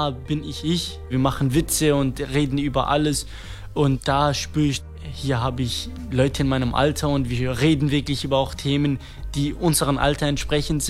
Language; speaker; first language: German; non-native, fluent; Kurdish